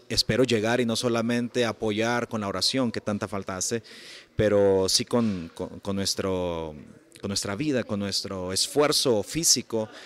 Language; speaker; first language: Spanish; native; Spanish